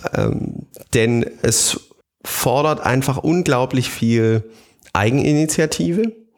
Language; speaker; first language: German; native; German